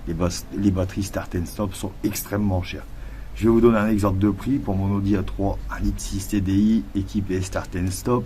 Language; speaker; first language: French; native; French